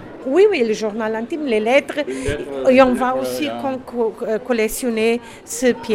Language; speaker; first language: French; non-native, learner; German